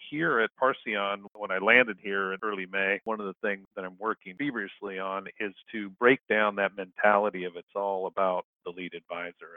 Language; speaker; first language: English; native; English